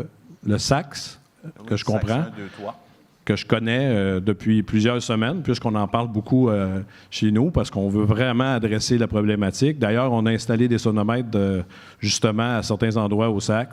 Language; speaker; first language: French; native; French